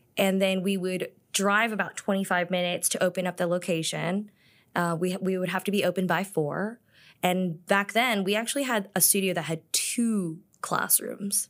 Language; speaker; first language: English; early bilingual, other home language; Korean